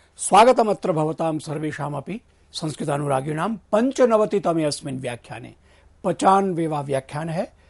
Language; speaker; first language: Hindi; non-native, local second language; Gujarati